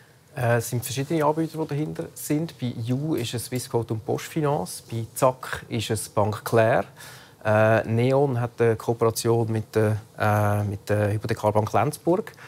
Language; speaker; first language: German; native; German